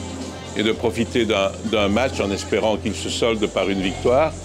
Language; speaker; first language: French; native; French